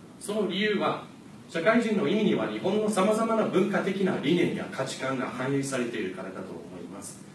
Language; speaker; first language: Japanese; non-native, fluent; English